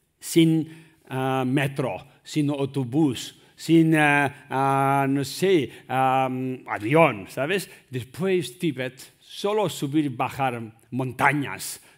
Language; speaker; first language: Spanish; non-native, learner; Tibetan